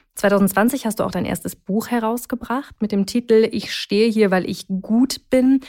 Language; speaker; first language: German; native; German